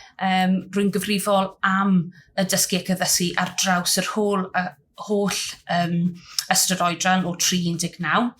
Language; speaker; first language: Welsh; native; Welsh